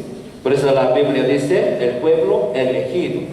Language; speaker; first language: Spanish; non-native, learner; Korean